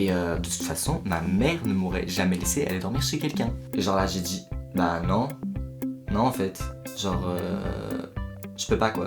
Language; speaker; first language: French; native; French